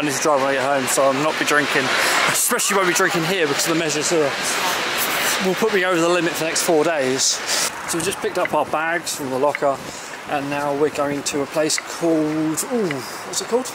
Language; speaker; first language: English; native; English